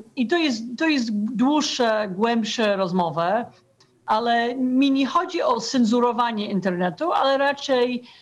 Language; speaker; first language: Polish; non-native, fluent; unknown